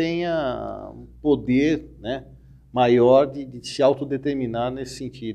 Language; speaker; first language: Portuguese; native; Portuguese